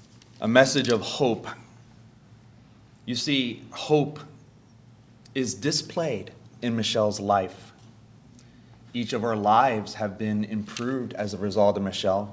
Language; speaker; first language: English; native; English